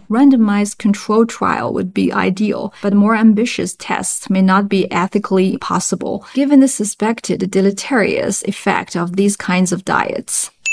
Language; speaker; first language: English; non-native, fluent; Chinese